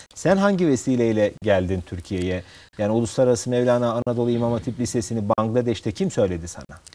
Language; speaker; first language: Turkish; native; Turkish